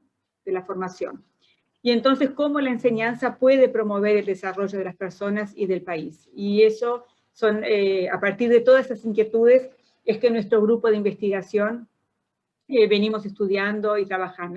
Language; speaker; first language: Spanish; non-native, fluent; Portuguese